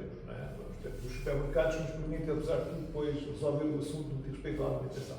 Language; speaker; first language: Portuguese; native; Portuguese